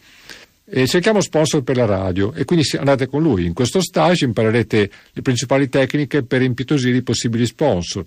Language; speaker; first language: Italian; native; Italian